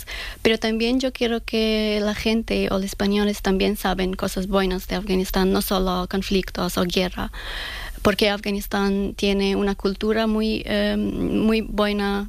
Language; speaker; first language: Spanish; non-native, learner; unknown